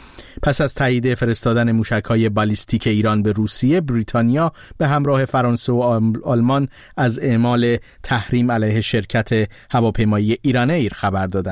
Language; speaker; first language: Persian; native; Persian